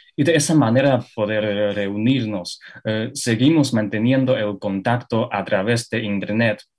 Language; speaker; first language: Spanish; non-native, fluent; Chinese